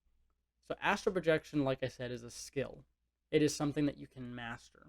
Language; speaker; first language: English; native; English